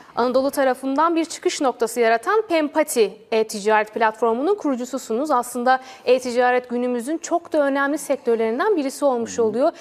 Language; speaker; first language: Turkish; native; Turkish